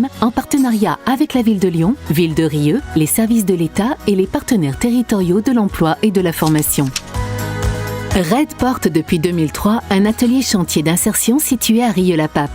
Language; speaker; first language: French; native; French